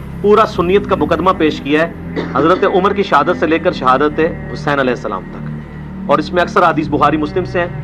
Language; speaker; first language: Urdu; non-native, local second language; Punjabi